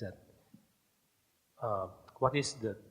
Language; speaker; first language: English; non-native, fluent; Thai